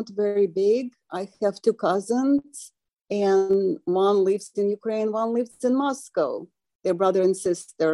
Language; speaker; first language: English; non-native, fluent; Ukrainian